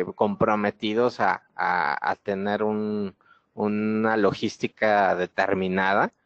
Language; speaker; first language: Spanish; native; Spanish